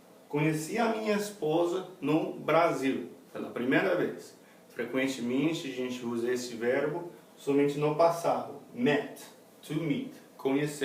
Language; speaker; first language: Portuguese; non-native, fluent; English